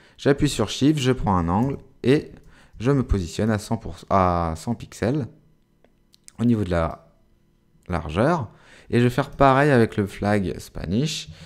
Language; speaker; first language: French; native; French